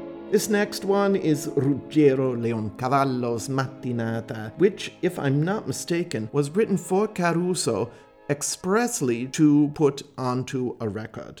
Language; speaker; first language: English; native; English